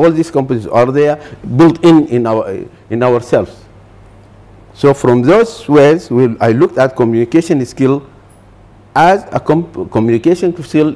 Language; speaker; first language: English; non-native, fluent; Arabic